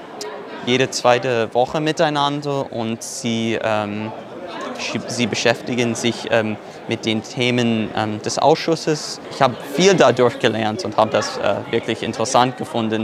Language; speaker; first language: German; non-native, fluent; English